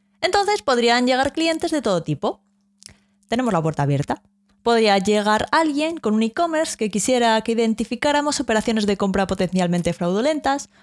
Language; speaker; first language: Spanish; native; Spanish